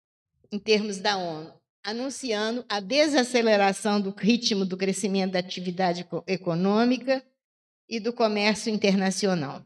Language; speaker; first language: Portuguese; native; Portuguese